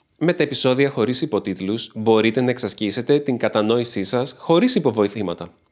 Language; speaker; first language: Greek; native; Greek